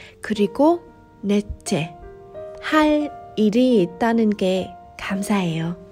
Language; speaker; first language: Korean; non-native, fluent; Vietnamese